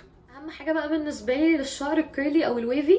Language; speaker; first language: Arabic; native; Arabic